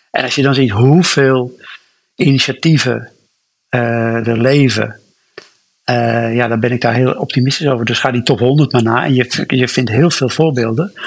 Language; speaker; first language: Dutch; native; Dutch